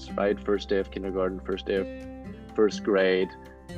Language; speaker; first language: English; non-native, fluent; German